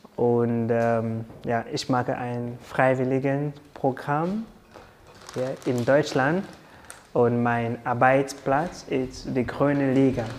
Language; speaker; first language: German; non-native, learner; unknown